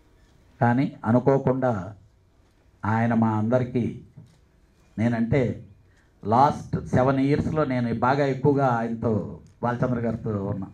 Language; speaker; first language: Telugu; native; Telugu